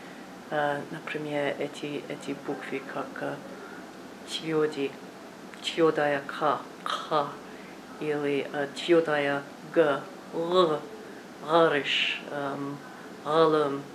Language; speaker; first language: Russian; non-native, learner; English